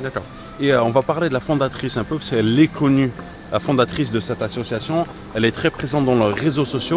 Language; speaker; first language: French; native; French